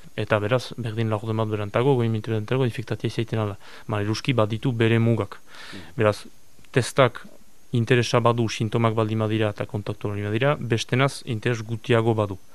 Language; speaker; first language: Basque; native; Basque